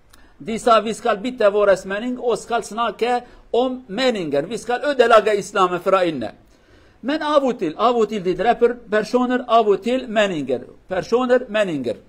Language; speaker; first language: Norwegian; non-native, fluent; Kurdish